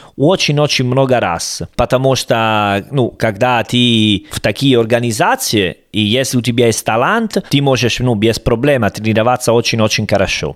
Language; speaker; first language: Russian; non-native, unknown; Italian